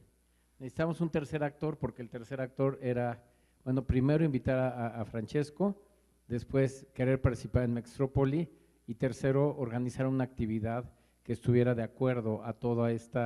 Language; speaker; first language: Spanish; native; Spanish